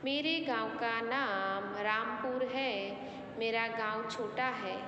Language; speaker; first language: Hindi; non-native, local second language; Gujarati